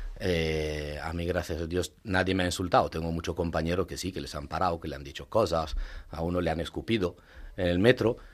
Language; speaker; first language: Spanish; non-native, fluent; Italian